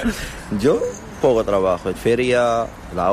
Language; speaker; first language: Spanish; non-native, learner; Arabic